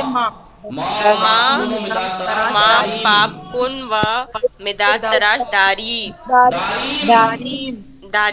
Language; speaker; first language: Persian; non-native, learner; Urdu